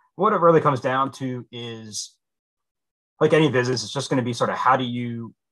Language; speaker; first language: English; native; English